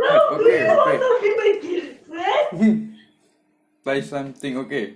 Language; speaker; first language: English; non-native, learner; Indonesian